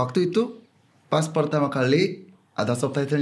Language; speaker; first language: Indonesian; non-native, fluent; Korean